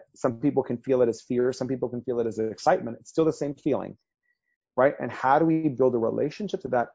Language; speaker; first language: English; early bilingual, other home language; Spanish